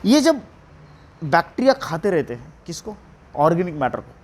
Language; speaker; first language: Hindi; non-native, local second language; Marathi